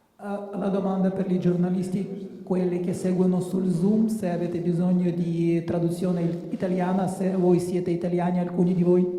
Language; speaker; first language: Italian; non-native, fluent; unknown